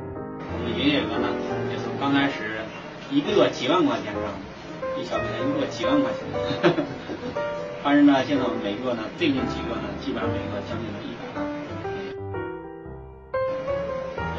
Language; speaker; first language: Chinese; native; Chinese